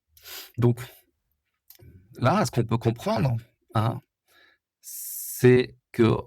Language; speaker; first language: French; native; French